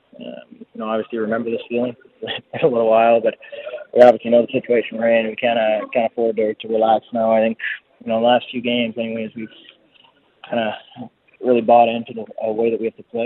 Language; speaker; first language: English; native; English